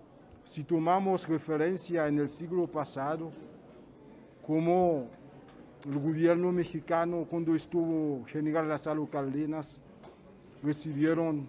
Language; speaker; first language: Spanish; non-native, fluent; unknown